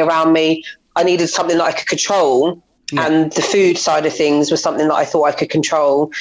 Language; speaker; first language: English; native; English